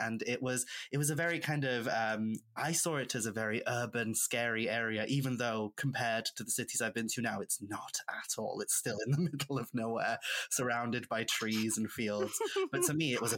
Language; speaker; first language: English; non-native, local second language; Welsh